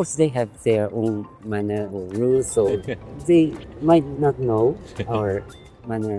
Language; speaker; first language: English; non-native, learner; Japanese